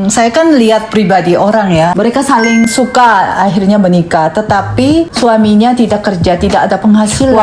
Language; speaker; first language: Indonesian; non-native, fluent; Korean